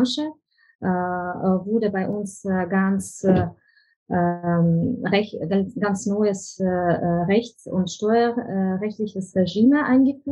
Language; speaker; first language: German; non-native, fluent; Ukrainian